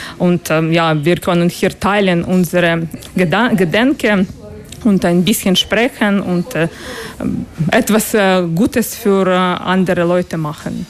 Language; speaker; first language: German; non-native, learner; Russian